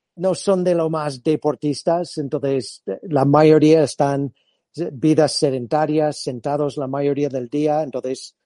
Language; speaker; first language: Spanish; non-native, fluent; English